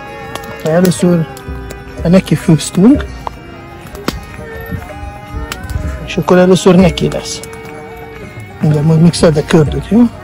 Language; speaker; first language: Hungarian; non-native, fluent; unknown